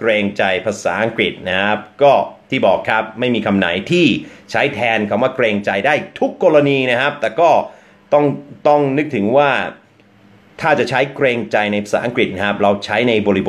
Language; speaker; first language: Thai; non-native, fluent; English